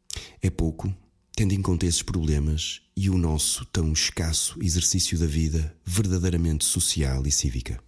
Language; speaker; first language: Portuguese; native; Portuguese